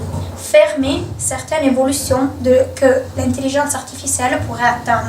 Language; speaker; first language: French; non-native, local second language; Italian